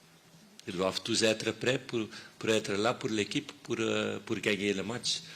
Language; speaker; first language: French; non-native, fluent; Dutch